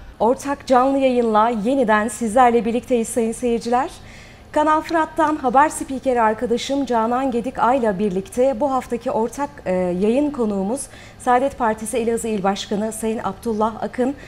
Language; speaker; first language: Turkish; native; Turkish